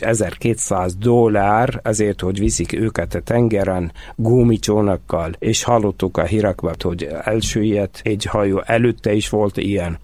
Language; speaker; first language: Hungarian; non-native, fluent; Arabic